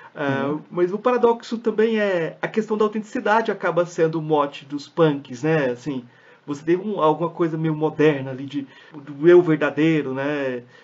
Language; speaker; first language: Portuguese; native; Portuguese